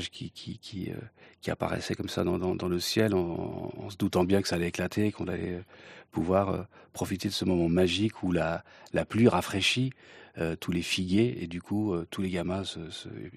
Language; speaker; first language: French; early bilingual, other home language; Kabyle